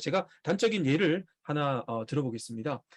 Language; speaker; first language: Korean; native; Korean